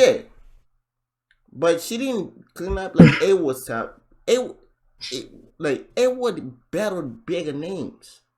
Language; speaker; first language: English; native; English